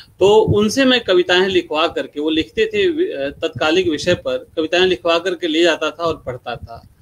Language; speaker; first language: Hindi; non-native, local second language; Bhojpuri